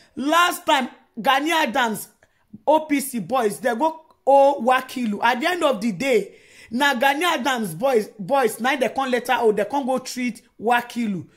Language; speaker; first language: Nigerian Pidgin; non-native, local second language; Yoruba